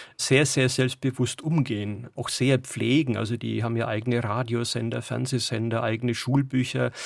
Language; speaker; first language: German; native; German